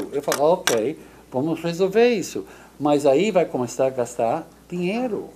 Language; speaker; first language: Portuguese; non-native, fluent; English